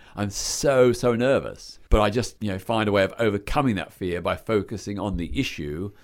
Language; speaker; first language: English; native; English